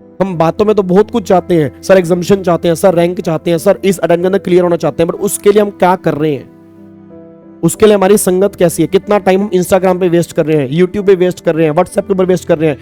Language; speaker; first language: Hindi; native; Hindi